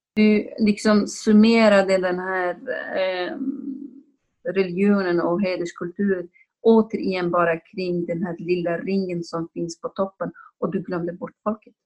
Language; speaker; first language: Swedish; non-native, fluent; Kurdish